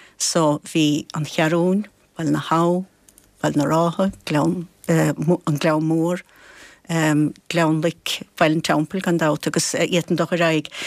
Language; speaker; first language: Irish; native; Irish